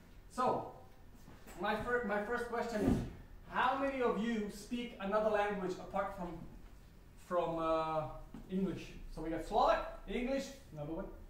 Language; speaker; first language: English; non-native, fluent; Slovak